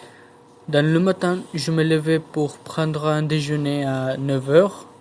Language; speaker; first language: French; non-native, learner; Spanish